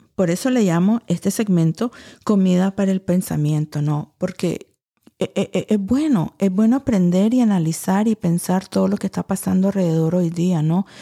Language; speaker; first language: Spanish; early bilingual, heritage; Spanish